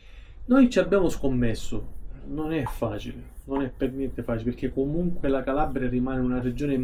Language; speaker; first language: Italian; native; Italian